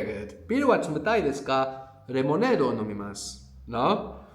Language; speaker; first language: Japanese; non-native, fluent; English